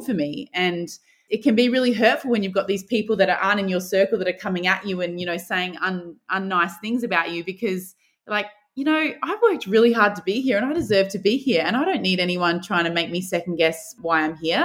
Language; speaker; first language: English; native; English